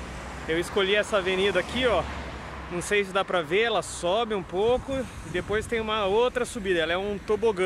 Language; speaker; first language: Portuguese; native; Portuguese